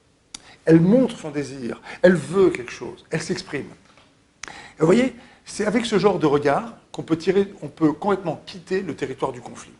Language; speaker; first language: French; native; French